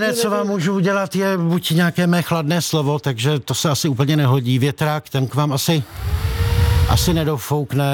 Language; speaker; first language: Czech; native; Czech